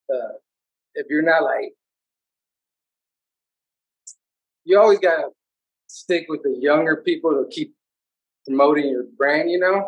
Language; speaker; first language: English; native; English